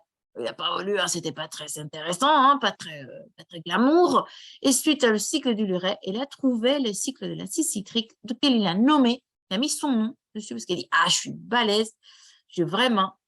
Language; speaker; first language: French; non-native, fluent; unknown